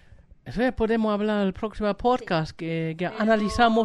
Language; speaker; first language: Spanish; non-native, fluent; German